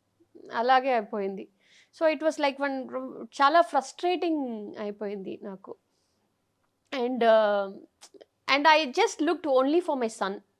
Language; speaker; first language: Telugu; non-native, fluent; Tamil